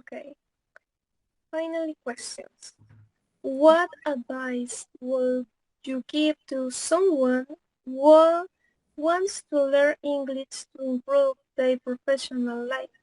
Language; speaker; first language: English; non-native, learner; Spanish